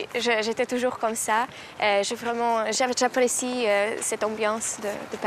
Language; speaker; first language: French; non-native, fluent; Polish